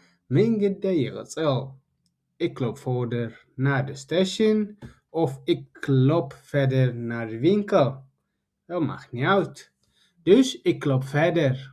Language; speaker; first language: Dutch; non-native, learner; Tigrinya